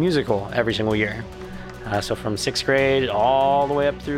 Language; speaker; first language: English; native; English